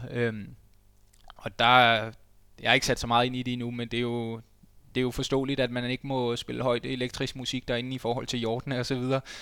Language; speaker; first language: Danish; native; Danish